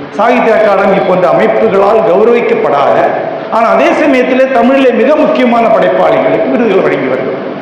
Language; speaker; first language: Tamil; non-native, local second language; Malayalam